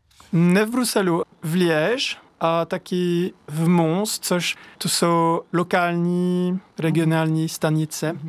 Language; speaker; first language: Czech; non-native, learner; French